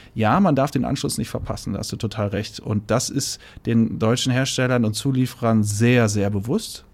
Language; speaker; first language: German; native; German